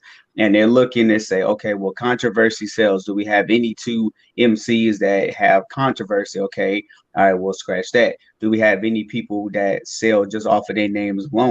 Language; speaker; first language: English; native; English